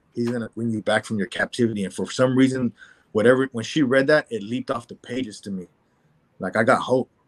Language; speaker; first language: English; native; English